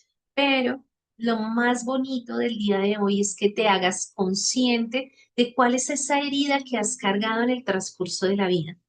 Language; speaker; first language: Spanish; native; Spanish